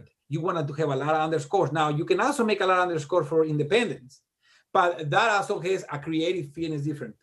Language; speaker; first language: English; non-native, fluent; Spanish